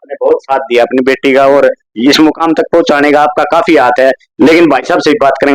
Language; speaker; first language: Hindi; native; Hindi